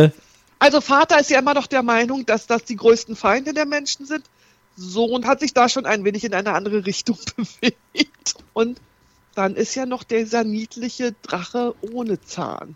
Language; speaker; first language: German; native; German